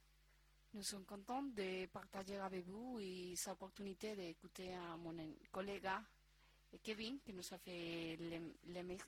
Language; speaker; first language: French; non-native, learner; Spanish